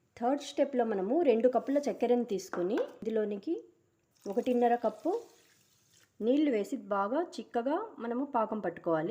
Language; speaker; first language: Telugu; non-native, local second language; Urdu